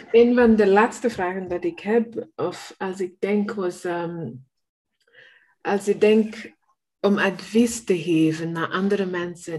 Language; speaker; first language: Dutch; non-native, learner; English